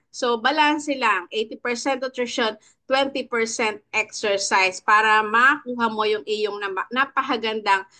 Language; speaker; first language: Filipino; native; Filipino